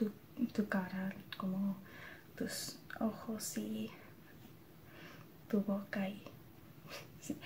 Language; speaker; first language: Spanish; non-native, learner; English